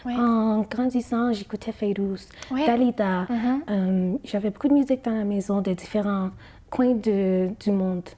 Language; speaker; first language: French; non-native, fluent; Arabic